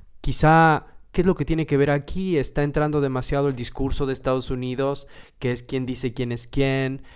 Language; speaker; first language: Spanish; native; Spanish